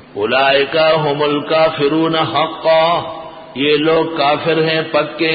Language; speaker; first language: Urdu; non-native, local second language; Pashto